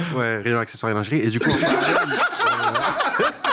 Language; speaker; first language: French; native; French